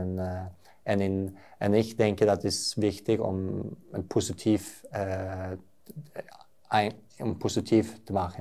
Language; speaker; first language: German; non-native, learner; Norwegian